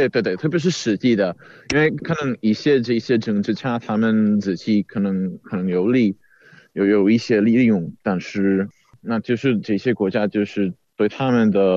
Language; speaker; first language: Chinese; non-native, fluent; Czech